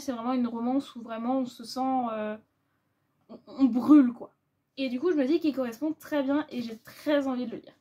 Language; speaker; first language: French; native; French